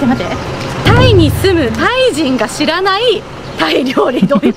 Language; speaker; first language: Japanese; native; Japanese